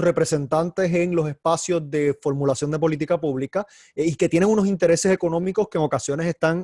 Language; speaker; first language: Spanish; native; Spanish